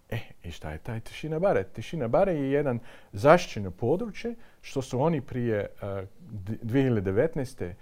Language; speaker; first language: Croatian; non-native, fluent; Dutch